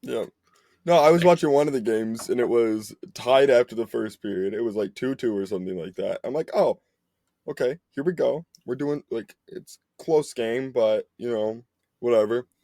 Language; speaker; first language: English; native; English